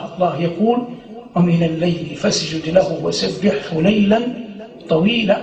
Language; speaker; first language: Arabic; native; Arabic